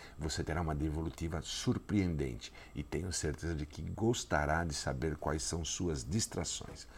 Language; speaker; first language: Portuguese; native; Portuguese